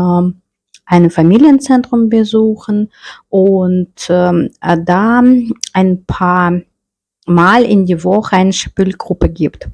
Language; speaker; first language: German; non-native, fluent; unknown